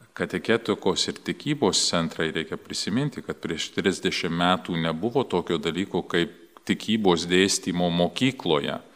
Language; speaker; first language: Lithuanian; early bilingual, heritage; Lithuanian